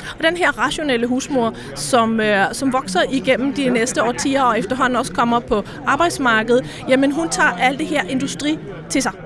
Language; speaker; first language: Danish; native; Danish